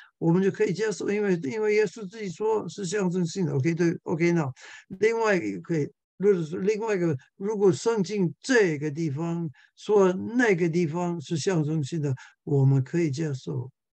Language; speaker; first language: Chinese; non-native, fluent; English